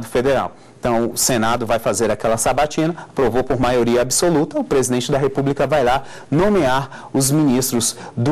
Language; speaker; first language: Portuguese; native; Portuguese